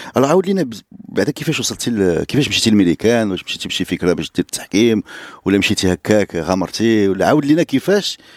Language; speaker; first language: Arabic; native; Arabic